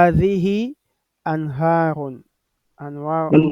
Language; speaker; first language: Arabic; non-native, fluent; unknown